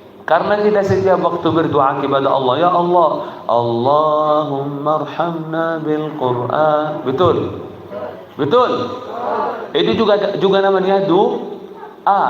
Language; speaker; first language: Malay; non-native, fluent; Arabic